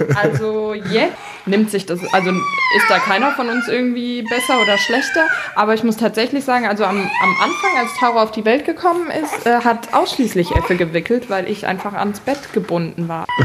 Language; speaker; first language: German; native; German